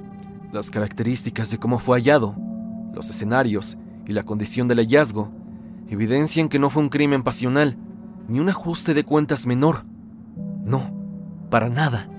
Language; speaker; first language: Spanish; native; Spanish